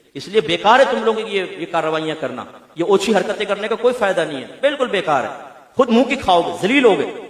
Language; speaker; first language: Urdu; native; Urdu